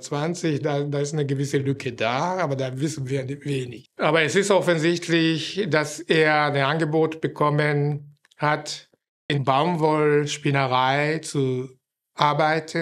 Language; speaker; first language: German; non-native, fluent; Japanese